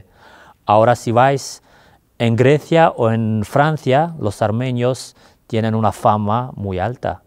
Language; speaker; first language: Spanish; non-native, fluent; Armenian